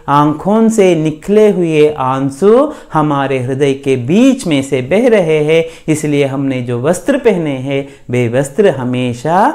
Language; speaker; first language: Hindi; non-native, local second language; Kannada